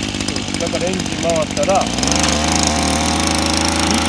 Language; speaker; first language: Japanese; native; Japanese